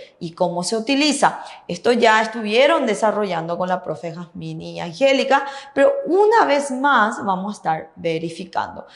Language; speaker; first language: Spanish; native; Spanish